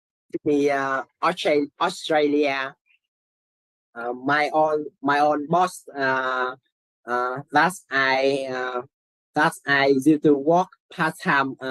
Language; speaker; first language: English; non-native, learner; Vietnamese